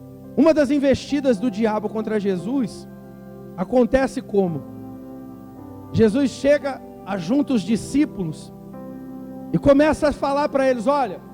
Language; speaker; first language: Portuguese; native; Portuguese